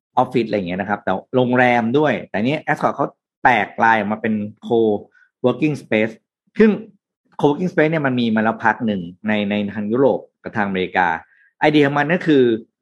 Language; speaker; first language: Thai; native; Thai